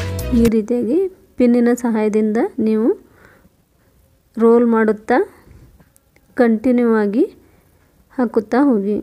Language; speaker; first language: Kannada; native; Kannada